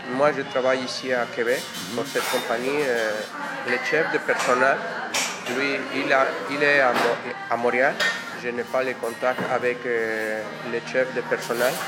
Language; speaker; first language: French; non-native, learner; Spanish